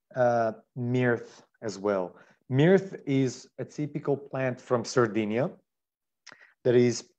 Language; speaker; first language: English; non-native, fluent; Italian